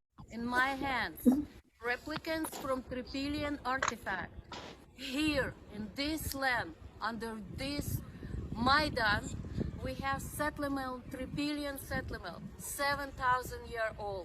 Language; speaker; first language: English; non-native, learner; Ukrainian